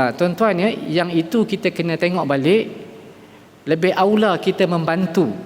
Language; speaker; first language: Malay; native; Malay